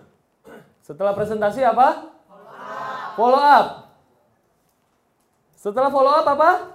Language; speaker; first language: Indonesian; native; Indonesian